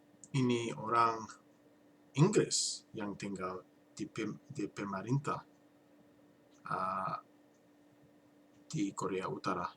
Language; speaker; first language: Indonesian; non-native, learner; English